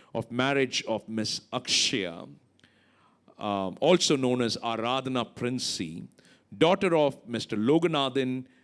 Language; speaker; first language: English; non-native, local second language; Tamil